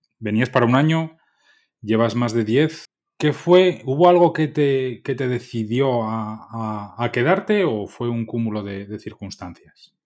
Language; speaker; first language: Spanish; native; Spanish